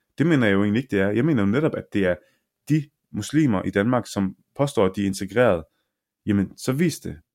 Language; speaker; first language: Danish; early bilingual, other home language; Arabic